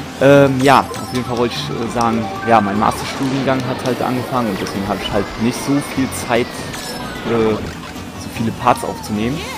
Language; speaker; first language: German; native; German